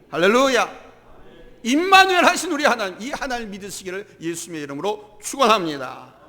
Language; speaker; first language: Korean; native; Korean